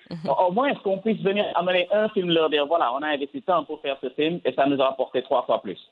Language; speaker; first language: French; non-native, local second language; Wolof